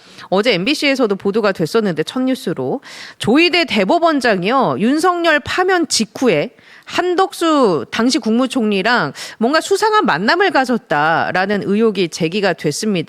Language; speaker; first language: Korean; native; Korean